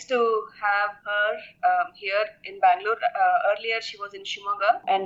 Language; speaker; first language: English; non-native, local second language; Kannada